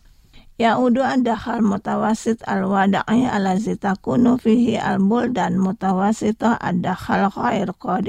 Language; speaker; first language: Arabic; non-native, fluent; Indonesian